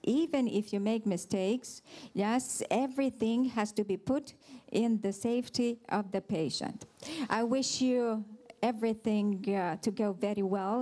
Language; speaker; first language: English; non-native, fluent; Romanian